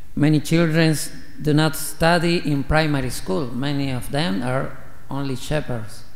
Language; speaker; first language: English; non-native, learner; Spanish